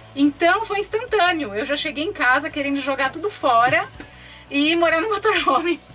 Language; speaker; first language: Portuguese; native; Portuguese